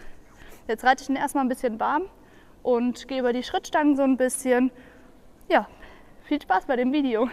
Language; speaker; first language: German; native; German